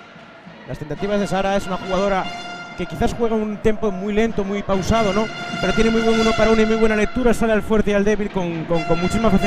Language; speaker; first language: Spanish; native; Spanish